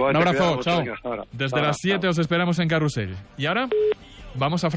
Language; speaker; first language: Spanish; native; Spanish